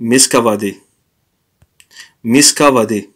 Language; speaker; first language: Russian; non-native, learner; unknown